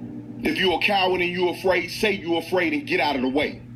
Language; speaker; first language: English; native; English